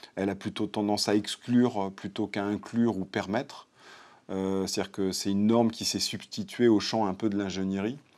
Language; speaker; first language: French; native; French